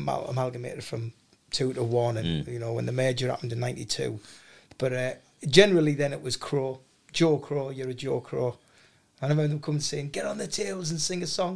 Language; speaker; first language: English; native; English